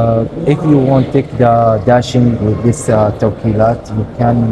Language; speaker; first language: English; non-native, learner; Arabic